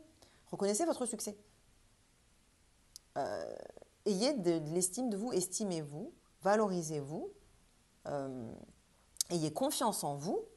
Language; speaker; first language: French; native; French